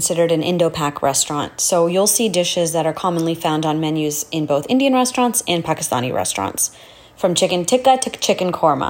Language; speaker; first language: English; native; English